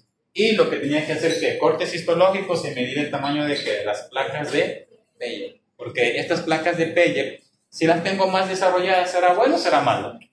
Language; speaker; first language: Spanish; native; Spanish